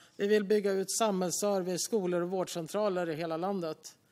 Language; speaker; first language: Swedish; native; Swedish